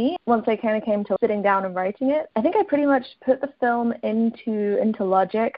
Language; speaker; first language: English; native; English